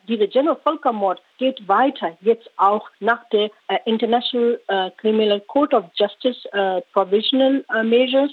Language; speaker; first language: German; non-native, learner; Rohingya